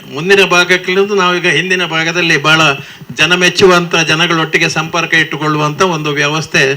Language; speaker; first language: Kannada; native; Kannada